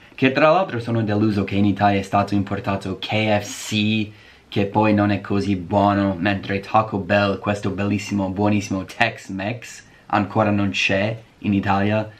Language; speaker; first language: Italian; non-native, fluent; English